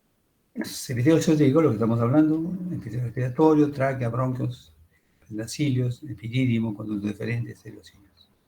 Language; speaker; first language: Spanish; native; Spanish